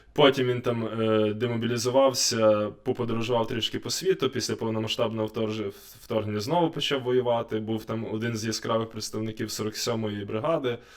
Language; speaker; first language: Ukrainian; native; Ukrainian